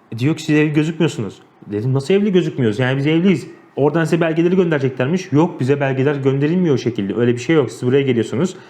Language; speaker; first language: Turkish; native; Turkish